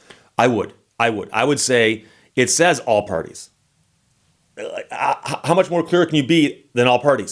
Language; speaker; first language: English; native; English